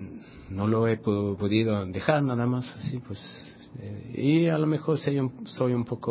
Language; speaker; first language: Spanish; non-native, fluent; Swedish